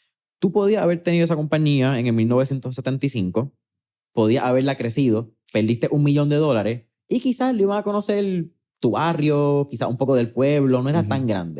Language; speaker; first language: Spanish; native; Spanish